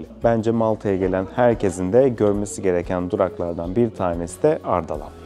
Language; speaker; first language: Turkish; native; Turkish